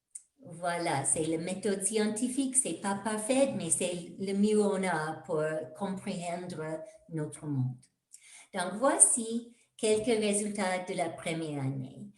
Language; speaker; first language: French; non-native, fluent; English